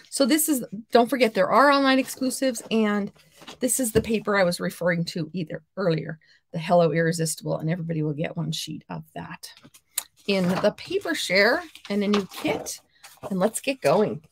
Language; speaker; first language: English; native; English